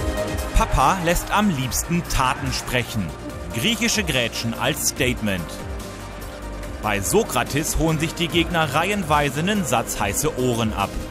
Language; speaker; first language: German; native; German